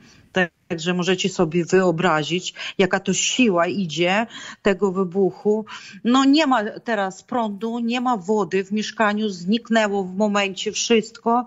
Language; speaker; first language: Polish; non-native, fluent; Ukrainian